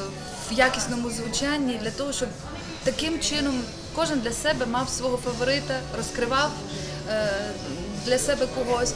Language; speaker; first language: Ukrainian; native; Ukrainian